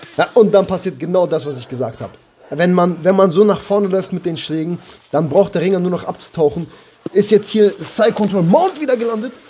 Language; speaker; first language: German; early bilingual, other home language; Armenian